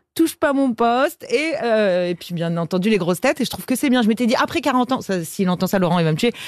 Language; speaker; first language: French; native; French